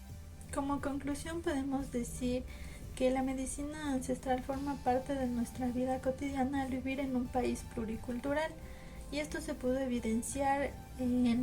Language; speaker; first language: Spanish; native; Spanish